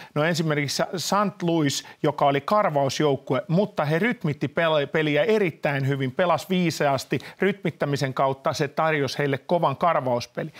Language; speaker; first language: Finnish; native; Finnish